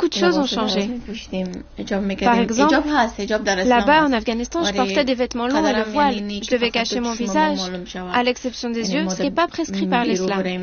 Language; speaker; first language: French; non-native, fluent; Persian